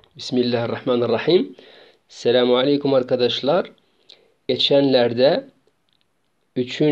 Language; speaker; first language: Turkish; non-native, fluent; Arabic